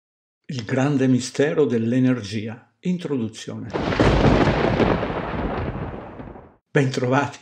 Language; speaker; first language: Italian; native; Italian